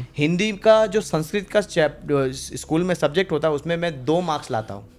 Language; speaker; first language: Hindi; non-native, local second language; Bangla